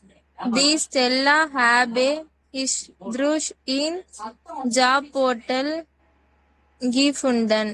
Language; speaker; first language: German; non-native, learner; Tamil